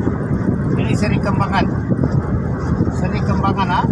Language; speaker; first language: Malay; non-native, local second language; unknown